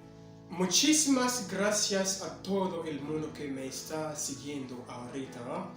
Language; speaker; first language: Spanish; non-native, fluent; French